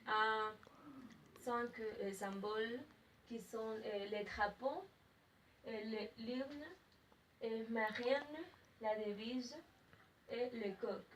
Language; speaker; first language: French; non-native, learner; Spanish